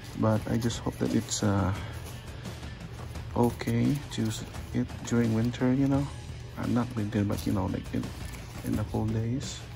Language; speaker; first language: English; non-native, fluent; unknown